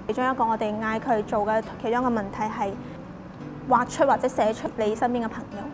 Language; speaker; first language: Cantonese; native; Cantonese